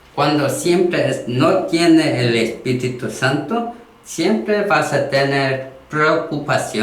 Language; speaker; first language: Spanish; non-native, learner; Korean